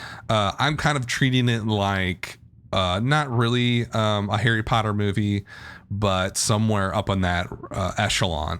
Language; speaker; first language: English; native; English